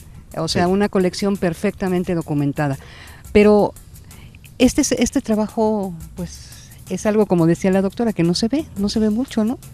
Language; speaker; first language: Spanish; native; Spanish